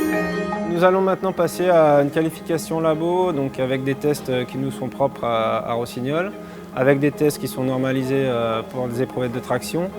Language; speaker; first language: French; native; French